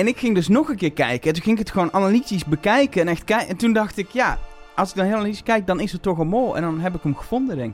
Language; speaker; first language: Dutch; native; Dutch